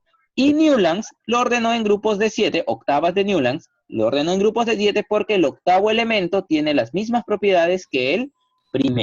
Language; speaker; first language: Spanish; native; Spanish